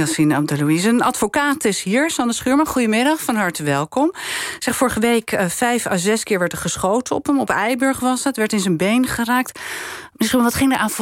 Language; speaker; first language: Dutch; native; Dutch